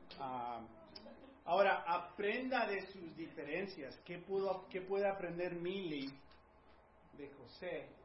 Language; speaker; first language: Spanish; early bilingual, heritage; Spanish